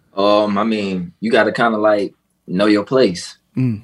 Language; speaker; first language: English; native; English